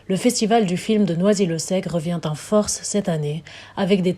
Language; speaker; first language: French; native; French